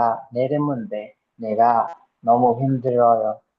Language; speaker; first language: Korean; non-native, learner; Burmese